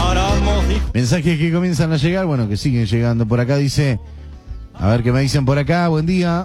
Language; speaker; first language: Spanish; native; Spanish